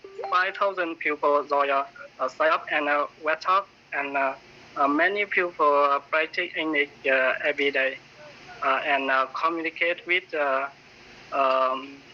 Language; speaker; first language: English; non-native, learner; Vietnamese